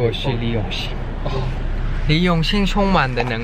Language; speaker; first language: Chinese; non-native, learner; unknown